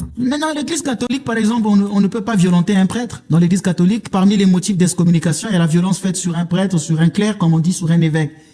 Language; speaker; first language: French; non-native, local second language; Lingala